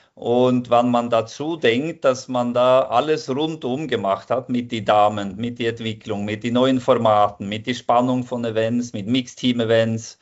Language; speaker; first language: German; non-native, fluent; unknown